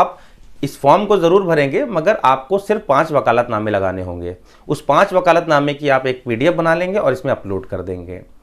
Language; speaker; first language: Hindi; native; Hindi